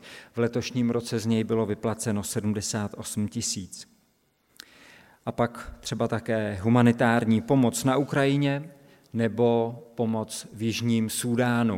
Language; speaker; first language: Czech; native; Czech